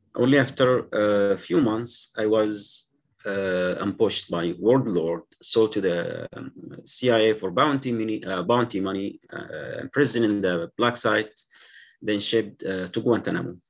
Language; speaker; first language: English; non-native, fluent; Arabic